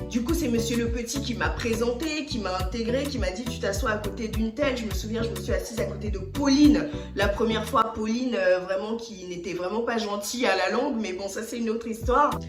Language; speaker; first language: French; early bilingual, other home language; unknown